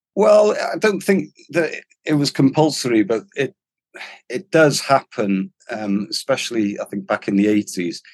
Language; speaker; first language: English; non-native, local second language; Welsh